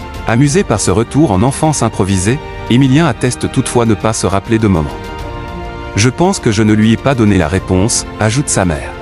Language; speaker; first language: French; native; French